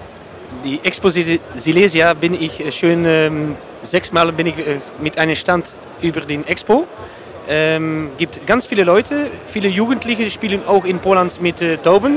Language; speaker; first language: German; non-native, learner; Dutch